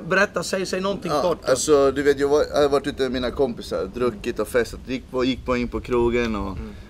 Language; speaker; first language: Swedish; early bilingual, other home language; Spanish